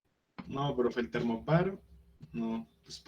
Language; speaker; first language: Spanish; native; Spanish